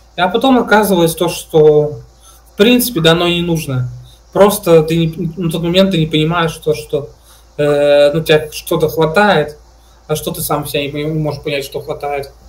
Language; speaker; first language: Russian; native; Russian